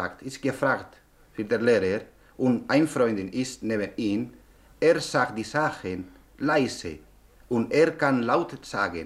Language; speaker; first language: German; non-native, learner; Spanish